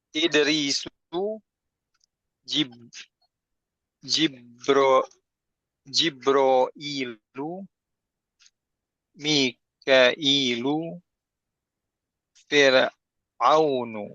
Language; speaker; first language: Arabic; non-native, learner; Indonesian